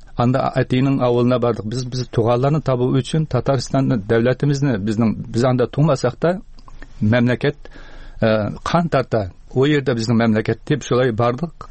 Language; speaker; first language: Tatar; early bilingual, heritage; Tatar